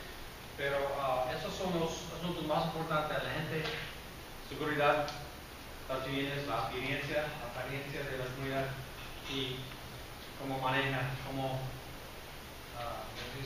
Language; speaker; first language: Spanish; non-native, fluent; English